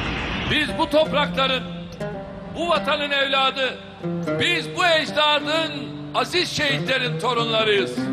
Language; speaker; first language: Turkish; native; Turkish